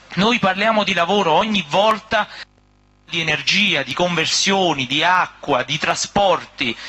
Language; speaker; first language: Italian; native; Italian